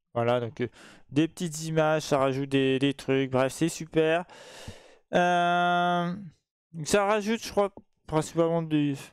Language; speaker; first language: French; native; French